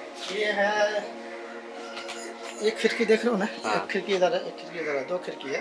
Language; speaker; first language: Hindi; non-native, local second language; Malayalam